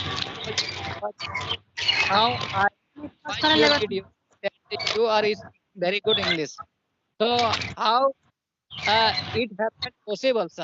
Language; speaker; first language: English; non-native, learner; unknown